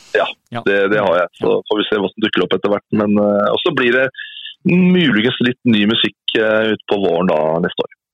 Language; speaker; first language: Norwegian; native; Norwegian